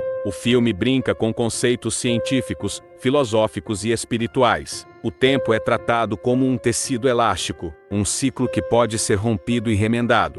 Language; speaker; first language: Portuguese; native; Portuguese